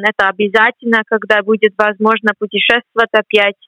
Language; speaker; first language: Russian; non-native, fluent; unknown